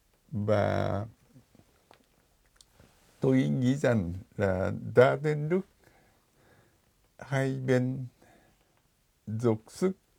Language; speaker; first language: Vietnamese; non-native, fluent; Japanese